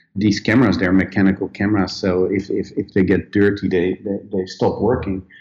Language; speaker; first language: English; non-native, fluent; Dutch